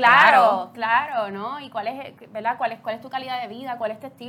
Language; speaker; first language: Spanish; native; Spanish